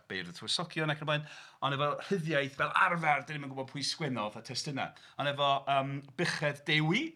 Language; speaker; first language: Welsh; native; Welsh